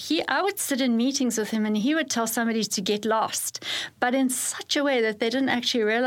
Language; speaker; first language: English; native; English